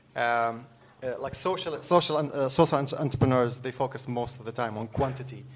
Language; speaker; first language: English; non-native, fluent; Arabic